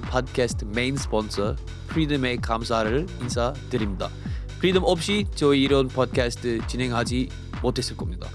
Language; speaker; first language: Korean; non-native, fluent; English